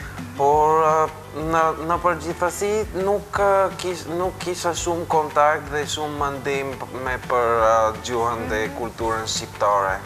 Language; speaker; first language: Albanian; non-native, fluent; Bulgarian